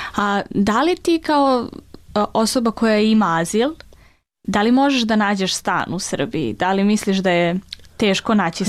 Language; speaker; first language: Serbian; native; Serbian